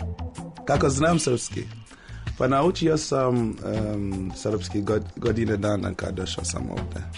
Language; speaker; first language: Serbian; non-native, learner; English